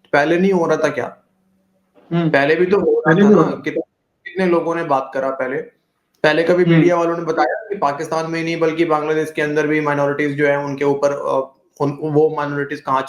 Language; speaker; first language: Hindi; native; Hindi